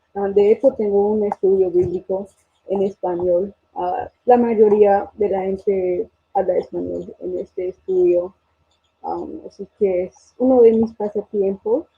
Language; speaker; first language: Spanish; non-native, fluent; English